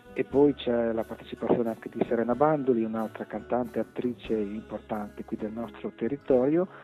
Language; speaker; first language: Italian; native; Italian